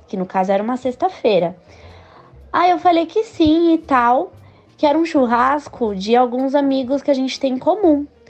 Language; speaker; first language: Portuguese; native; Portuguese